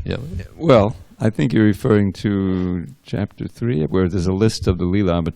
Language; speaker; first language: English; native; English